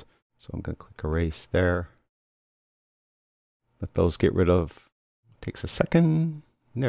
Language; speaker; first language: English; native; English